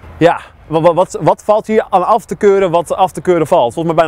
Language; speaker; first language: Dutch; native; Dutch